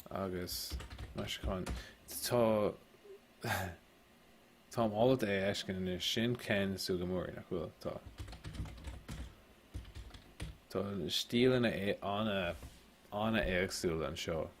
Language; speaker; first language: Irish; non-native, local second language; English